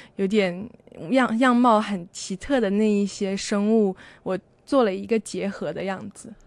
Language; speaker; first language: Chinese; native; Chinese